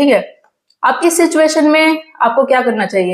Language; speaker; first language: Hindi; native; Hindi